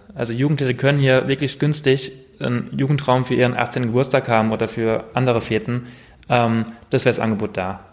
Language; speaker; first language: German; native; German